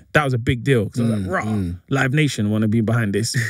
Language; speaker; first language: English; native; English